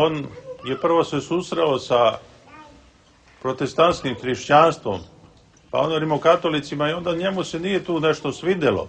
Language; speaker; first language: Serbian; native; Serbian